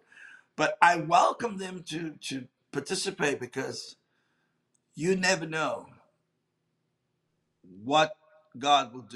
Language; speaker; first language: English; non-native, local second language; Afrikaans